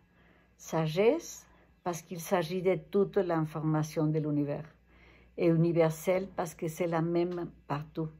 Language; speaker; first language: French; non-native, fluent; Spanish